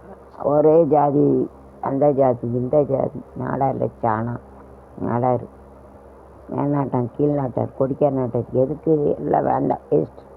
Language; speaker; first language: Tamil; native; Tamil